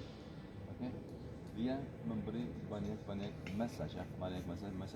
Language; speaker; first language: Indonesian; non-native, learner; Turkish